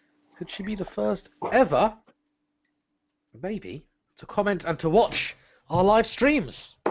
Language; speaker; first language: English; native; English